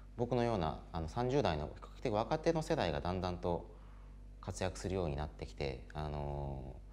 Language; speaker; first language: Japanese; native; Japanese